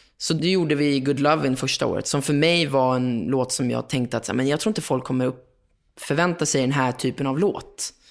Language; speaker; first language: Swedish; native; Swedish